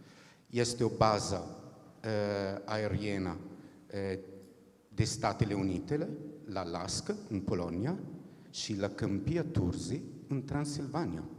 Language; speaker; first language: Romanian; non-native, fluent; Italian